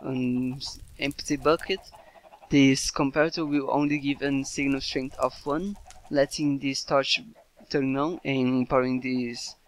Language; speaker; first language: English; non-native, fluent; Portuguese